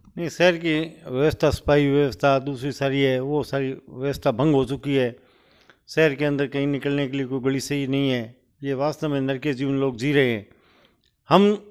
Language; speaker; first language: Hindi; native; Hindi